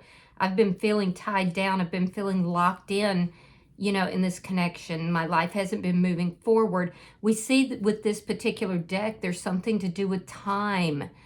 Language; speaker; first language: English; native; English